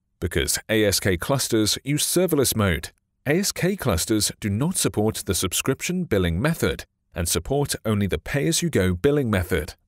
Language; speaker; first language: English; non-native, fluent; Chinese